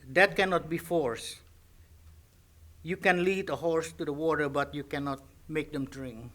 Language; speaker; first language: English; non-native, fluent; Indonesian